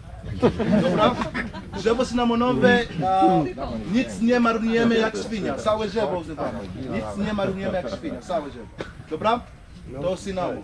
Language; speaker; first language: Polish; non-native, learner; Swahili